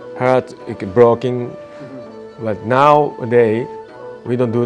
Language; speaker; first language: English; non-native, learner; Japanese